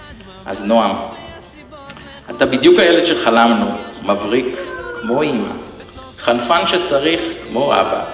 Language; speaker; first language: Hebrew; native; Hebrew